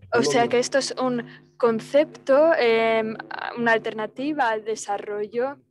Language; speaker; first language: Spanish; non-native, fluent; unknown